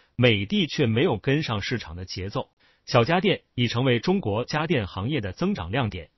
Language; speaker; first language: Chinese; native; Chinese